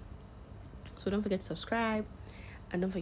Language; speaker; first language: English; non-native, local second language; Hausa